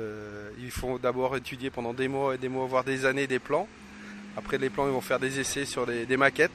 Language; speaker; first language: French; native; French